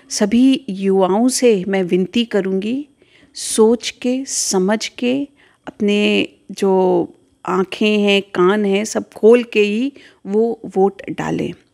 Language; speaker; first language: Hindi; native; Hindi